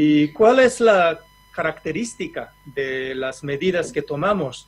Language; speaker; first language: Spanish; non-native, fluent; Japanese